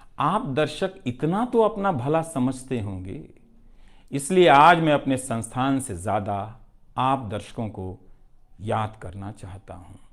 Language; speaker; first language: Hindi; non-native, local second language; Bhojpuri